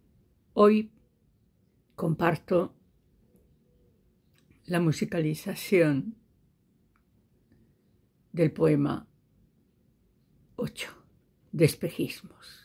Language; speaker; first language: Spanish; native; Spanish